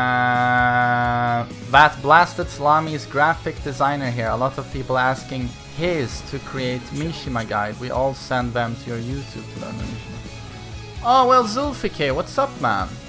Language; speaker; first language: English; non-native, fluent; Swedish